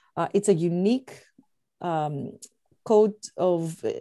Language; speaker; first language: English; non-native, fluent; Greek